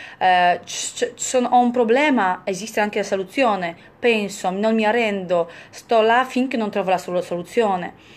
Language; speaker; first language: Italian; non-native, fluent; Polish